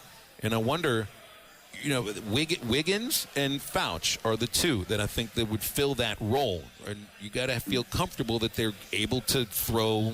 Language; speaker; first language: English; native; English